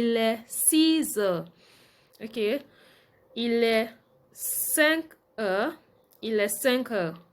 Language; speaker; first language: French; non-native, fluent; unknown